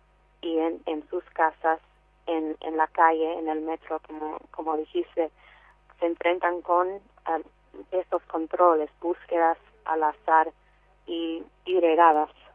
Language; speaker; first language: Spanish; non-native, fluent; English